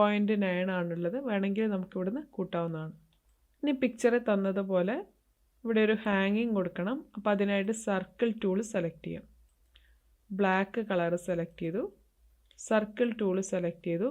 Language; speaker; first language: Malayalam; native; Malayalam